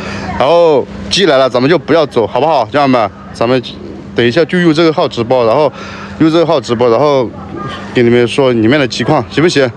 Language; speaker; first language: Chinese; native; Chinese